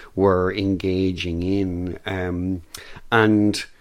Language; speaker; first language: English; native; English